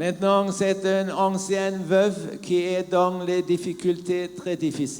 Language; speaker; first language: French; non-native, learner; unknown